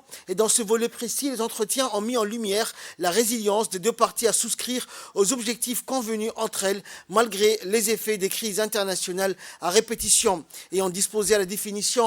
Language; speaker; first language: French; native; French